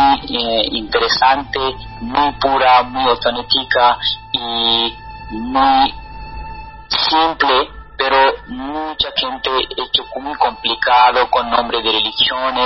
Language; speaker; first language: Spanish; non-native, learner; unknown